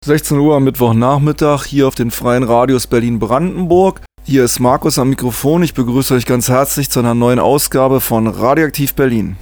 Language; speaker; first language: German; native; German